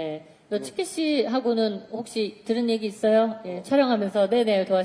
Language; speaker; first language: Korean; native; Korean